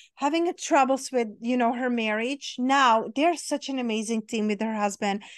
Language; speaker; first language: English; non-native, fluent; Czech